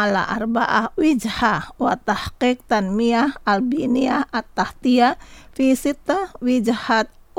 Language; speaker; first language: Arabic; non-native, fluent; Indonesian